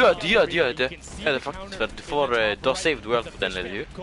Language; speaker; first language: Swedish; early bilingual, other home language; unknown